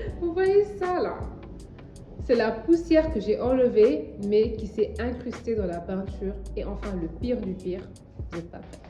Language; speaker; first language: French; non-native, local second language; Wolof